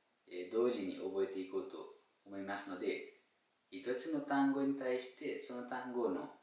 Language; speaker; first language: Japanese; non-native, fluent; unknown